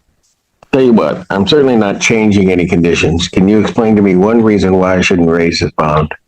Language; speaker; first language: English; native; English